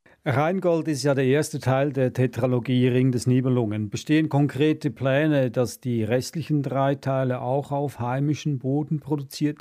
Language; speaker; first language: German; native; German